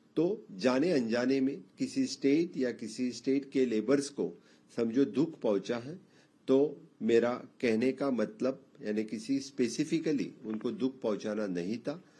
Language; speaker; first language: Hindi; non-native, local second language; Konkani